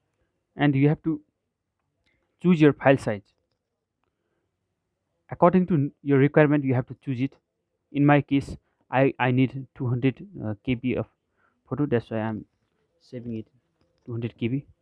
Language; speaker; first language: English; non-native, fluent; Nepali